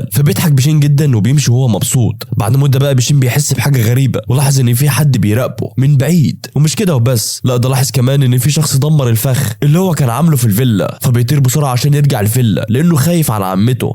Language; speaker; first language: Arabic; native; Arabic